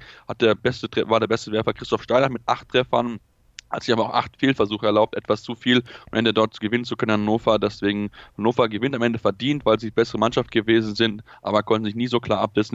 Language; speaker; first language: German; native; German